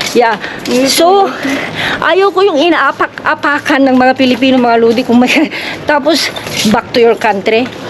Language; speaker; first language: Filipino; native; Filipino